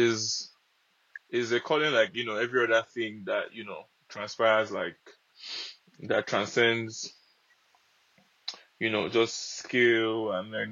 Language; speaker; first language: English; non-native, local second language; Yoruba